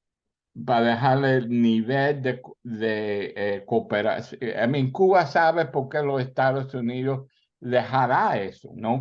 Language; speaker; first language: Spanish; early bilingual, heritage; Spanish